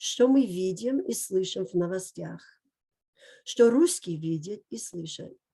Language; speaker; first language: Russian; non-native, fluent; English